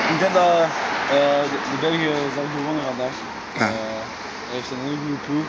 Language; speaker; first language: Dutch; non-native, local second language; French